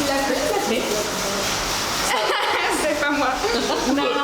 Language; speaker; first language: French; native; French